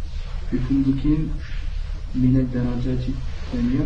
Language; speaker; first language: Arabic; non-native, learner; French